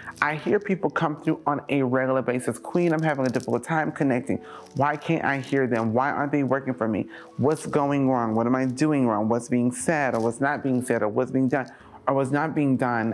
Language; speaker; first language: English; native; English